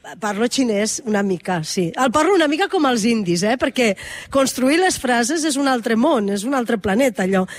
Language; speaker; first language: Catalan; native; Catalan